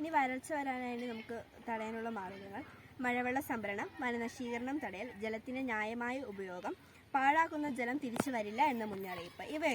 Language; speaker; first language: Malayalam; native; Malayalam